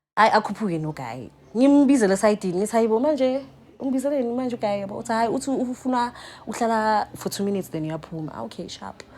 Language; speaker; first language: Zulu; native; Zulu